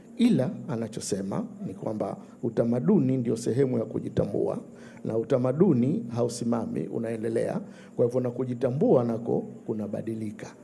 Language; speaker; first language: Swahili; native; Swahili